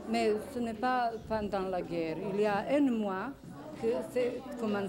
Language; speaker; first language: French; non-native, learner; Bosnian